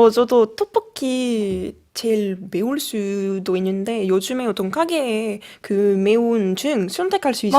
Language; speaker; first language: Korean; non-native, fluent; French